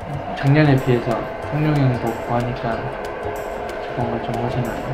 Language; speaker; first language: Korean; native; Korean